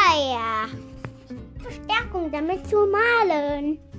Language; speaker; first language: German; early bilingual, other home language; Indonesian